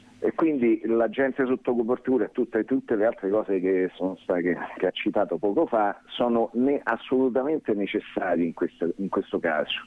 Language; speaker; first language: Italian; native; Italian